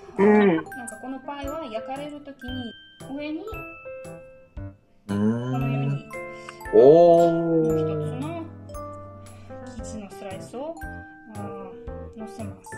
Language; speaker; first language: Japanese; non-native, fluent; Russian